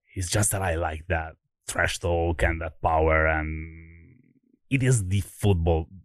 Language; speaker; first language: English; non-native, fluent; Italian